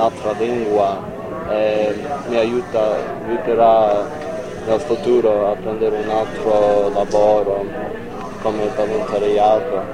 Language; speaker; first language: Italian; non-native, learner; English